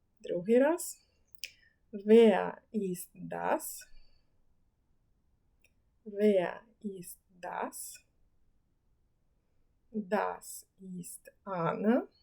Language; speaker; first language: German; non-native, fluent; Ukrainian